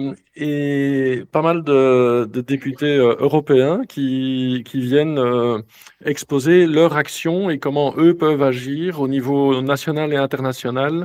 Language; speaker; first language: French; native; French